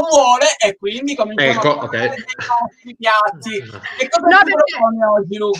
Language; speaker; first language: Italian; native; Italian